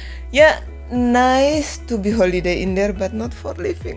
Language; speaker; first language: English; non-native, learner; Indonesian